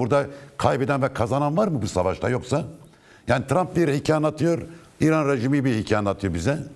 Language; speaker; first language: Turkish; non-native, fluent; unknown